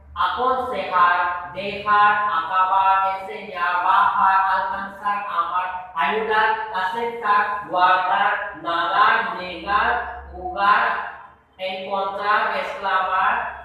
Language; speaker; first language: Spanish; non-native, fluent; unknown